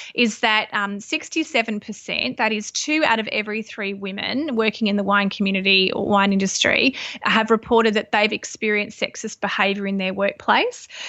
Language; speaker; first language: English; native; English